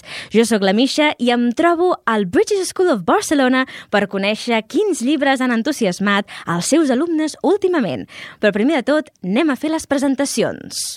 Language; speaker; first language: Catalan; native; Catalan